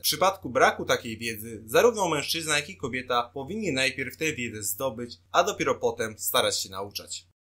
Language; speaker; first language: Polish; native; Polish